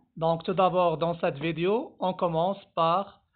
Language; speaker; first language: French; non-native, local second language; Arabic